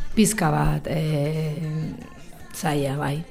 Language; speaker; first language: Basque; non-native, learner; Spanish